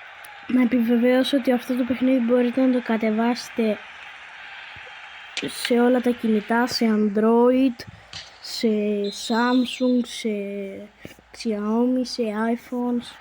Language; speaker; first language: Greek; native; Greek